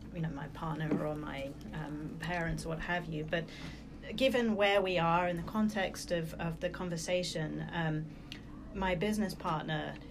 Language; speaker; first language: English; early bilingual, other home language; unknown